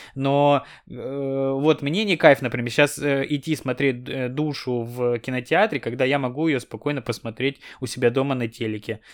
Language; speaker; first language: Russian; native; Russian